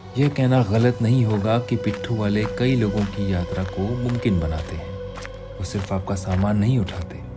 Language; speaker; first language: Hindi; native; Hindi